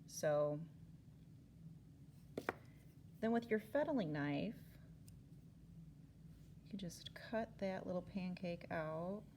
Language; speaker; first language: English; native; English